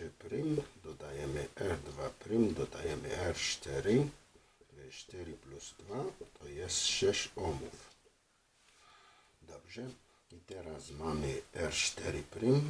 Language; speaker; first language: Polish; non-native, fluent; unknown